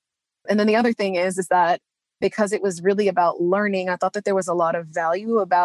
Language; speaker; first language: English; native; English